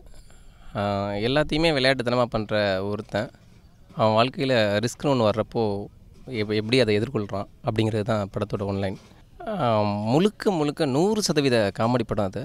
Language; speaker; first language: Tamil; native; Tamil